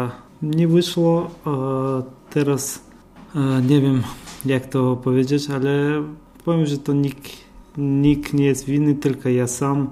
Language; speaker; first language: Polish; non-native, fluent; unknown